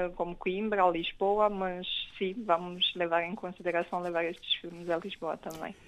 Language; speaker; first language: Portuguese; non-native, fluent; Romanian